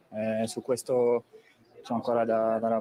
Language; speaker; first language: Italian; non-native, fluent; French